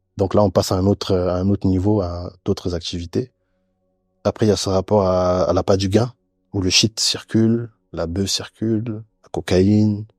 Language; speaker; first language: French; early bilingual, other home language; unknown